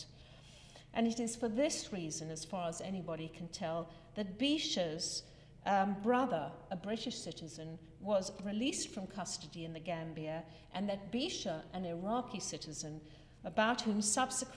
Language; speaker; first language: English; native; English